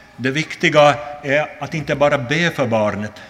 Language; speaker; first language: Swedish; non-native, local second language; Finnish